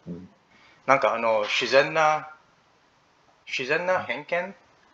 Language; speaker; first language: Japanese; non-native, learner; English